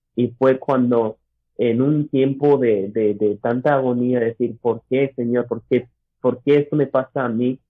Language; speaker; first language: Spanish; early bilingual, other home language; English